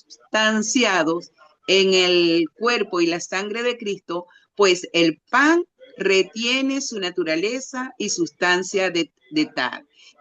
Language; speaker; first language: Spanish; native; Spanish